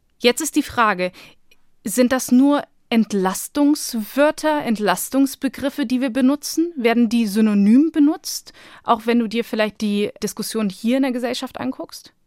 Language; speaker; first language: German; early bilingual, other home language; Bosnian